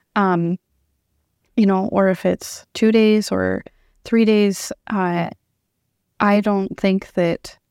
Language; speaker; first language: English; native; English